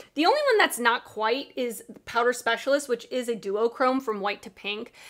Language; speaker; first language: English; native; English